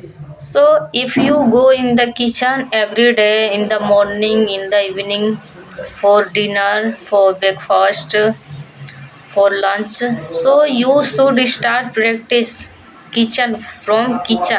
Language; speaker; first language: English; non-native, learner; Hindi